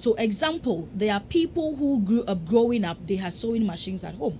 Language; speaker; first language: English; non-native, local second language; Akan